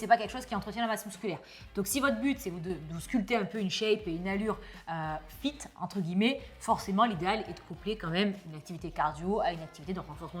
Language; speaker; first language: French; native; French